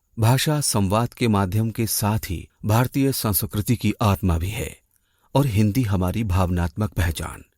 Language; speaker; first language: Hindi; native; Hindi